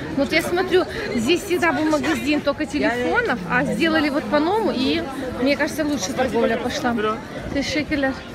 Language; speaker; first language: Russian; non-native, local second language; Ukrainian